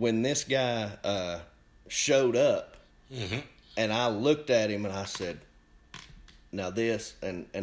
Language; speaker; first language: English; native; English